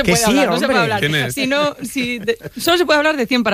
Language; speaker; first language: Spanish; native; Spanish